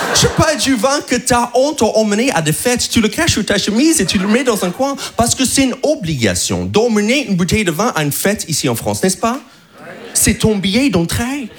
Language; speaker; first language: French; non-native, fluent; English